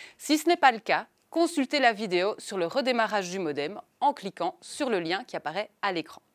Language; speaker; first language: French; native; French